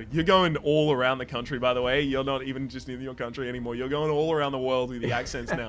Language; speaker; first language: English; native; English